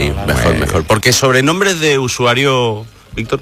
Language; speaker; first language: Spanish; native; Spanish